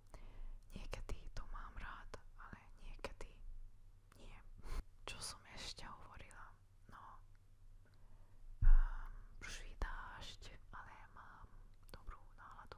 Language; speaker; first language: Slovak; non-native, local second language; Hungarian